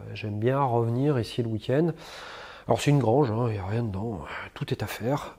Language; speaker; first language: French; native; French